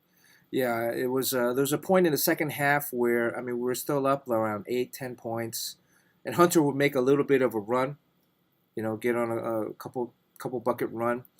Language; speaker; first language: English; native; English